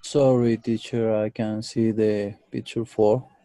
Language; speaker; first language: English; non-native, learner; Spanish